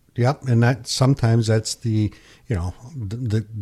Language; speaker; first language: English; native; English